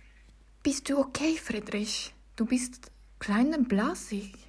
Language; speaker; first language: German; non-native, learner; Norwegian